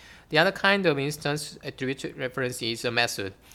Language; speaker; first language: English; non-native, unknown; Korean